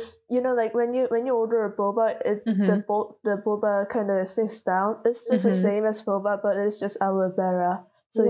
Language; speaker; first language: English; non-native, fluent; Korean